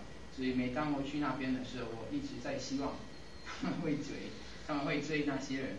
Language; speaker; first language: Chinese; non-native, fluent; English